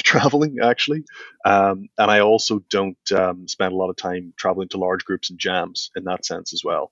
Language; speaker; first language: English; native; English